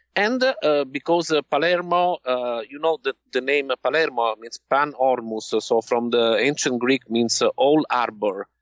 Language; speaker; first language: English; non-native, fluent; Italian